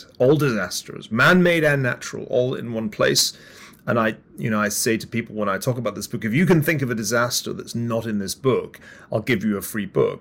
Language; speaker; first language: English; native; English